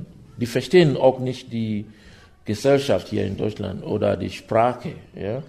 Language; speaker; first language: German; non-native, fluent; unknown